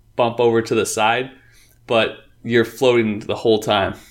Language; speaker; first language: English; native; English